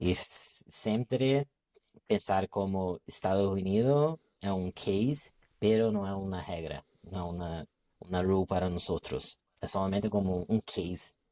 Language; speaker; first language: Spanish; non-native, local second language; Portuguese